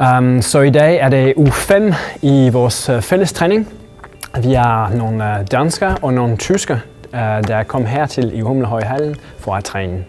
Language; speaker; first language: Danish; non-native, fluent; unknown